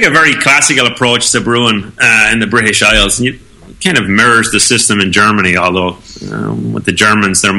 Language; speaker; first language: English; native; English